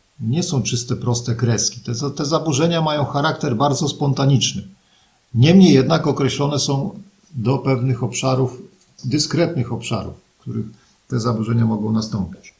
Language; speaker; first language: Polish; native; Polish